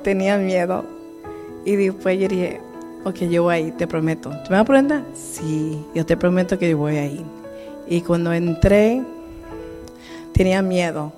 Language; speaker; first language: Spanish; early bilingual, heritage; Spanish